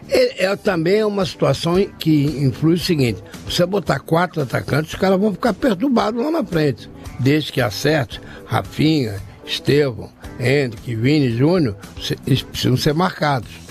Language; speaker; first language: Portuguese; native; Portuguese